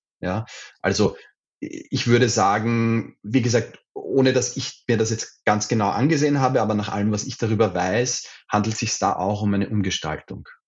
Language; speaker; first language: German; native; German